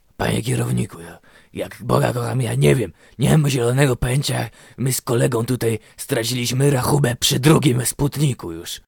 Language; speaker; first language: Polish; native; Polish